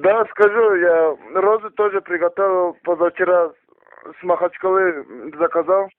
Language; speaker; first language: Russian; non-native, local second language; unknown